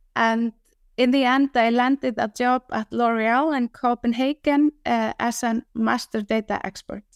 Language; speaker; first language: English; non-native, fluent; Icelandic